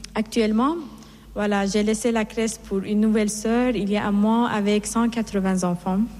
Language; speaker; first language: French; non-native, fluent; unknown